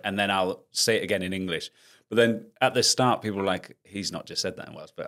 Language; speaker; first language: English; non-native, local second language; Welsh